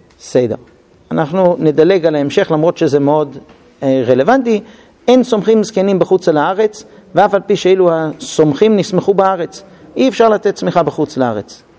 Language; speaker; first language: Hebrew; non-native, fluent; English